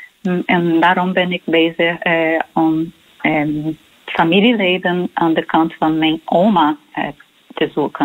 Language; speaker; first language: Dutch; non-native, learner; Portuguese